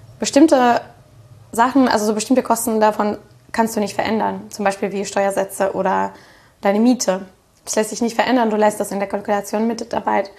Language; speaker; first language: German; non-native, fluent; Russian